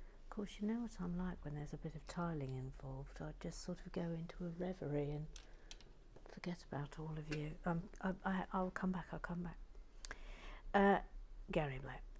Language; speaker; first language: English; native; English